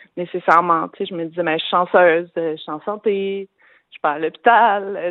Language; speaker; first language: French; native; French